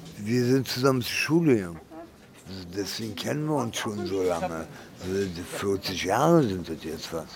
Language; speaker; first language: German; early bilingual, other home language; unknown